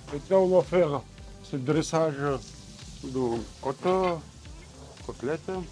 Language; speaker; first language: French; non-native, learner; Georgian